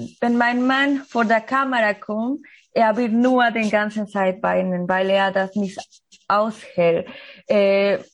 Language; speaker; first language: German; non-native, learner; Spanish